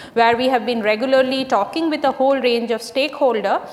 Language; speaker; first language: English; non-native, local second language; Bangla